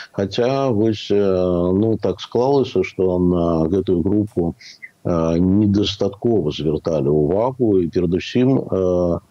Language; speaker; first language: Belarusian; native; Belarusian